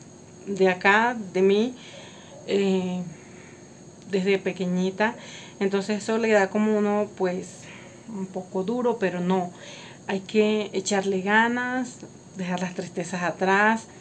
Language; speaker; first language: Spanish; native; Spanish